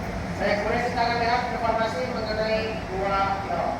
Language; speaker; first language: Indonesian; native; Indonesian